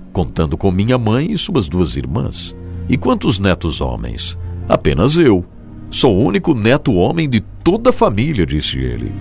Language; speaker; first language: Portuguese; native; Portuguese